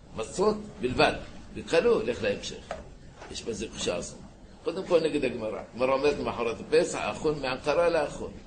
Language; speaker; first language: Hebrew; early bilingual, other home language; Arabic